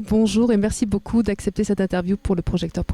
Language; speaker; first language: French; native; French